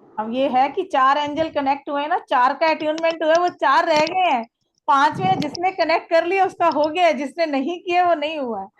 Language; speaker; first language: Hindi; native; Hindi